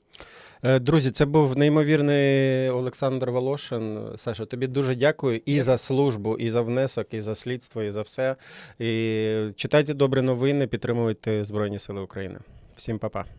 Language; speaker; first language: Ukrainian; native; Ukrainian